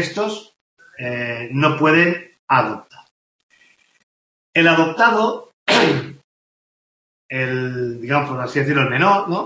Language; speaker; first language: Spanish; native; Spanish